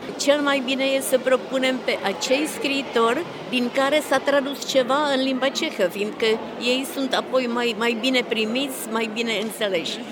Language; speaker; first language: Romanian; non-native, fluent; Czech